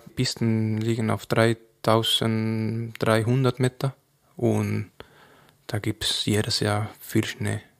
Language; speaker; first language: German; non-native, fluent; Spanish